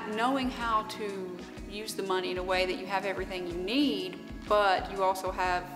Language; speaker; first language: English; native; English